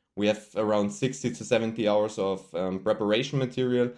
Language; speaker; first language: English; non-native, fluent; German